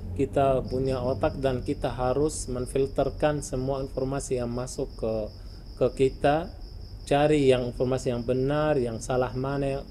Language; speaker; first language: Indonesian; non-native, fluent; Arabic